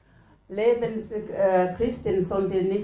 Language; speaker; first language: German; non-native, learner; Thai